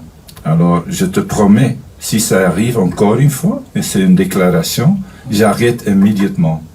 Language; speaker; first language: French; non-native, fluent; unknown